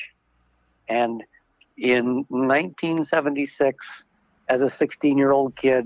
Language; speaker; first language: English; native; English